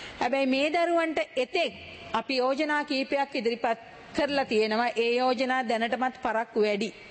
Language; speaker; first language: Sinhala; native; Sinhala